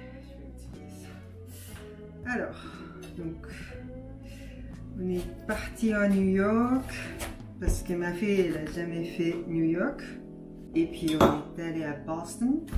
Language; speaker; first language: French; non-native, fluent; Japanese